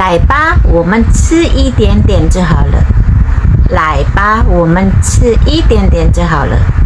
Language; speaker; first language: Chinese; non-native, fluent; Indonesian